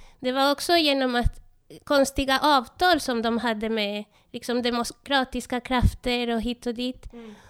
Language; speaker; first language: Swedish; non-native, fluent; Spanish